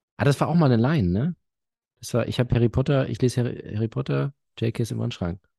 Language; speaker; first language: German; early bilingual, other home language; Arabic